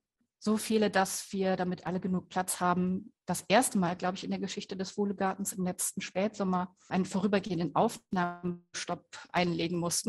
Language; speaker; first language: German; native; German